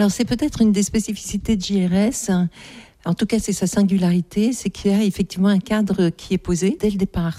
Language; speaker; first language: French; native; French